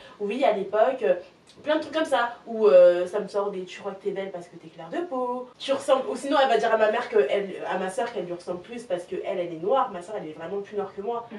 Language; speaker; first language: French; native; French